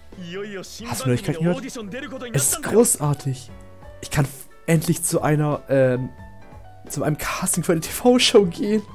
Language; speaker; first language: German; native; German